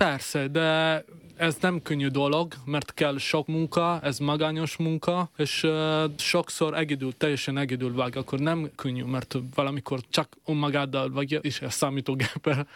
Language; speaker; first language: Hungarian; non-native, fluent; Italian